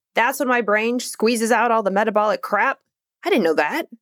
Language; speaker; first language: English; native; English